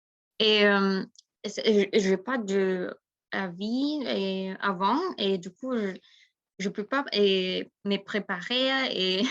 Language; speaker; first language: French; non-native, learner; Spanish